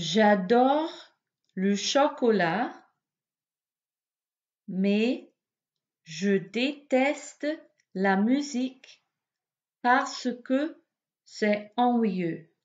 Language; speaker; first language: French; non-native, fluent; English